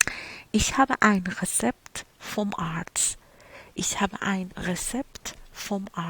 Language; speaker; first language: German; non-native, fluent; Persian